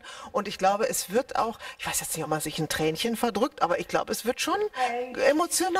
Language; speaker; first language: German; native; German